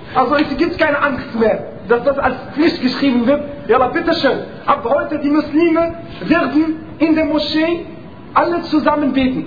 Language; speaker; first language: German; non-native, fluent; Arabic